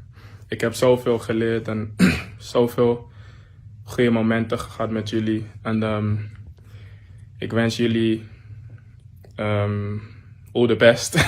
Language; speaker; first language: Dutch; non-native, learner; English